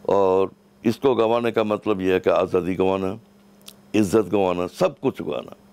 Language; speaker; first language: Urdu; native; Urdu